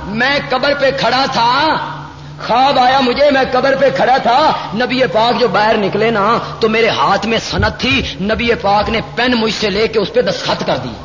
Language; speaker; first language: Urdu; non-native, local second language; Punjabi